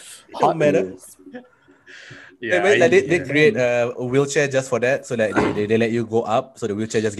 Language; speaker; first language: English; non-native, local second language; Malay